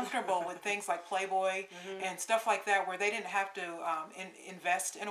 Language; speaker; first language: English; native; English